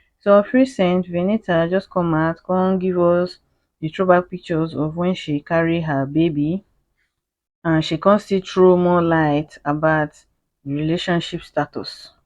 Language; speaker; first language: Nigerian Pidgin; native; Nigerian Pidgin